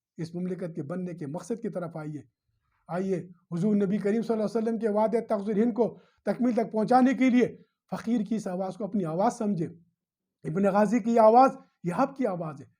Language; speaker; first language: Urdu; non-native, local second language; Pashto